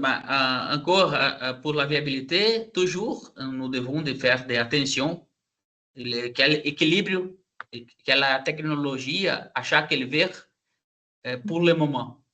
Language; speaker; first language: French; non-native, learner; Portuguese